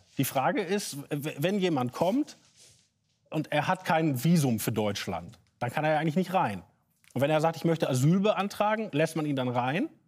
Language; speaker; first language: German; native; German